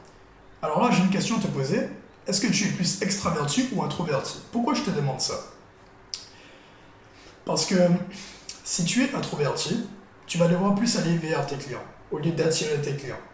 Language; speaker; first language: French; native; French